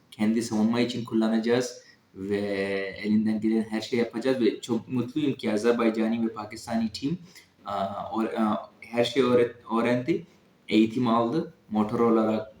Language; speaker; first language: Turkish; non-native, fluent; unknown